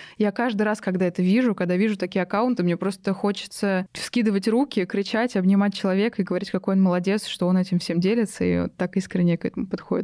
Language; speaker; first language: Russian; native; Russian